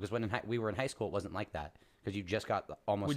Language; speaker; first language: English; native; English